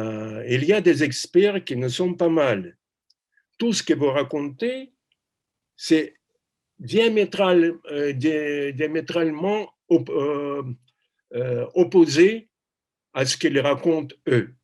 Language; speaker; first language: French; non-native, fluent; Russian